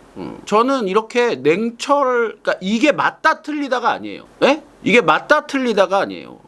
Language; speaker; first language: Korean; native; Korean